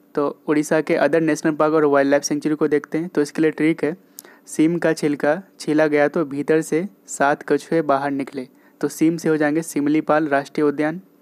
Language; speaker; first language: Hindi; native; Hindi